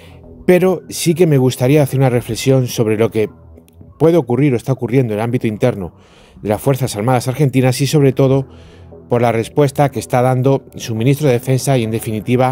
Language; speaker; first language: Spanish; native; Spanish